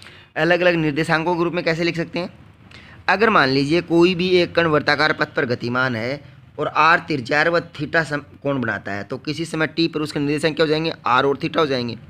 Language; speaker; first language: Hindi; native; Hindi